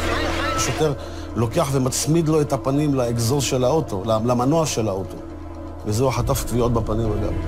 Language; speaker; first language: Hebrew; native; Hebrew